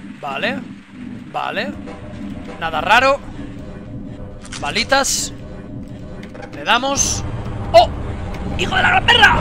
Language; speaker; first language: Spanish; native; Spanish